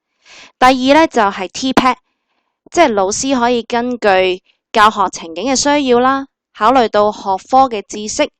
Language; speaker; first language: Cantonese; native; Cantonese